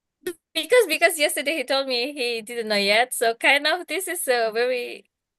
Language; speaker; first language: English; non-native, fluent; Indonesian